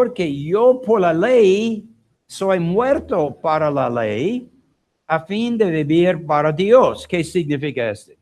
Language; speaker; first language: Spanish; non-native, learner; English